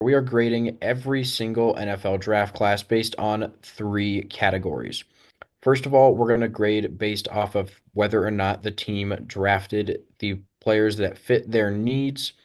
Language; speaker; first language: English; native; English